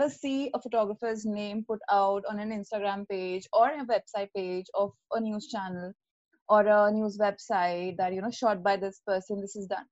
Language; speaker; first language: English; non-native, local second language; Hindi